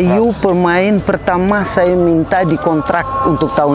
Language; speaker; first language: Indonesian; non-native, fluent; Portuguese